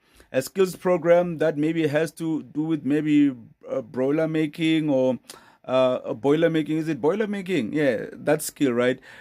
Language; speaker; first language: English; non-native, local second language; Zulu